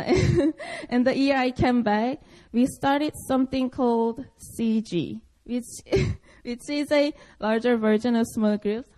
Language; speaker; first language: English; non-native, fluent; Korean